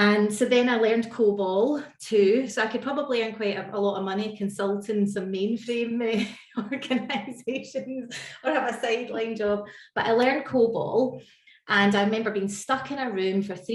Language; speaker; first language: English; native; English